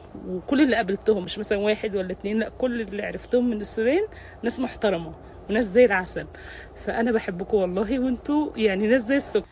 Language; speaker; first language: Arabic; native; Arabic